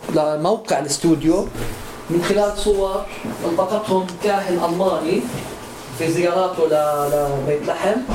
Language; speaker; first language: Arabic; native; Arabic